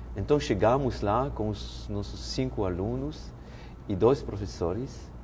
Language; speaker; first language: Portuguese; non-native, fluent; French